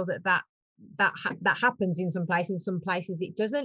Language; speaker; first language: English; native; English